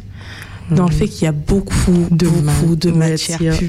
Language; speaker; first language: French; native; French